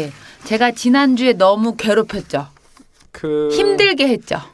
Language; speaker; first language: Korean; native; Korean